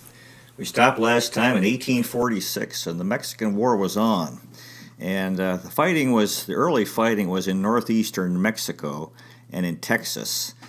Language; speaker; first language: English; native; English